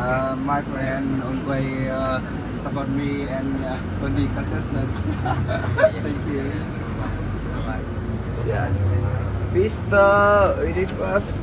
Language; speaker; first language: English; non-native, learner; Vietnamese